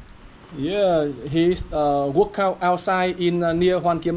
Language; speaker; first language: English; non-native, learner; Vietnamese